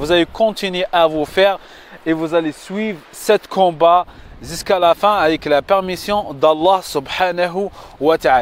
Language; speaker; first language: French; non-native, fluent; Arabic